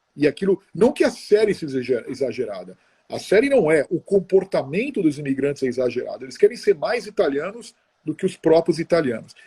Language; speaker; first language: Portuguese; non-native, fluent; Italian